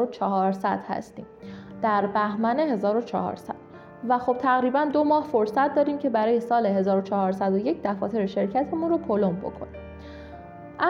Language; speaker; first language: Persian; native; Persian